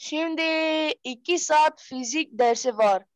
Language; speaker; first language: Turkish; non-native, learner; Persian